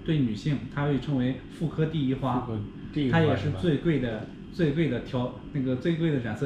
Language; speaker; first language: Chinese; native; Chinese